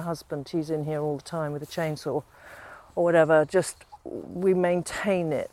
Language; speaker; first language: English; native; English